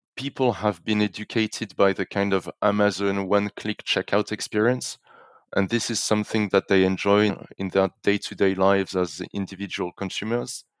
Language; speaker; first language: English; non-native, fluent; French